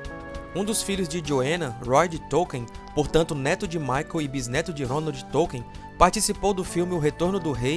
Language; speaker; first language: Portuguese; native; Portuguese